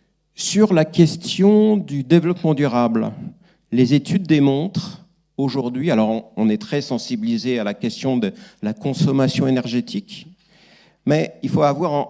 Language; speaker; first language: French; native; French